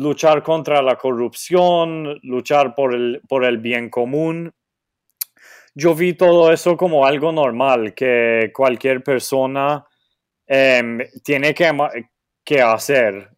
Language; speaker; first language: Spanish; non-native, fluent; Maltese